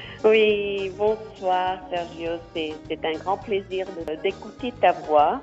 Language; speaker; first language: French; non-native, fluent; Kabuverdianu